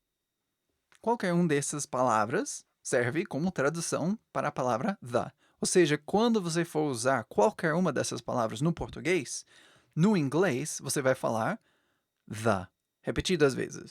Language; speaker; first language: Portuguese; non-native, fluent; English